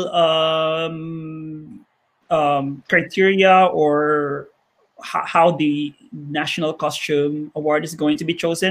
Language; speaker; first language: English; non-native, local second language; Hiligaynon